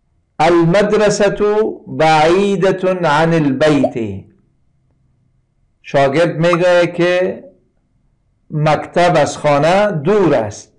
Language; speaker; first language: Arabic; non-native, fluent; Persian